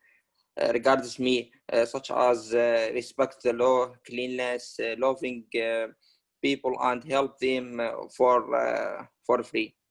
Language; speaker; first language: English; non-native, learner; Arabic